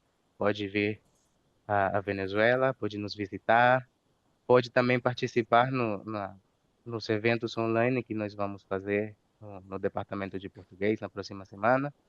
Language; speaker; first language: Portuguese; non-native, fluent; Spanish